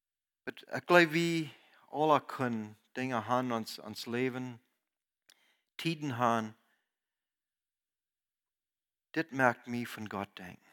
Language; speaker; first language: German; non-native, learner; Plautdietsch